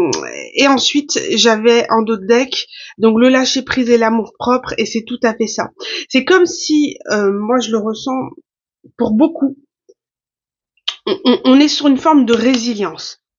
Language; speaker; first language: French; native; French